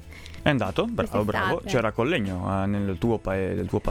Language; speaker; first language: Italian; native; Italian